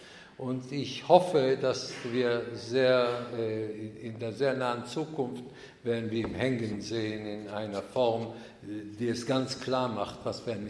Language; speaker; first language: German; non-native, fluent; Hebrew